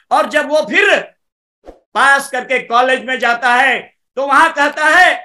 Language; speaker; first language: Hindi; native; Hindi